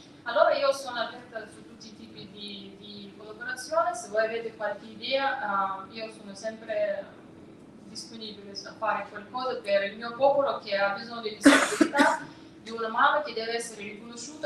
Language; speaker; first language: Italian; non-native, fluent; Russian